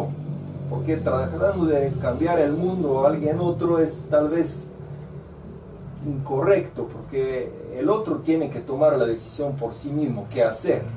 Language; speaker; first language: Spanish; non-native, fluent; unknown